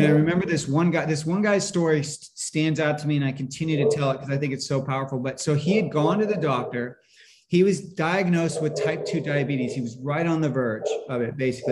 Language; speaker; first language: English; native; English